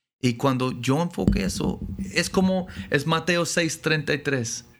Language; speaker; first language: Spanish; non-native, learner; English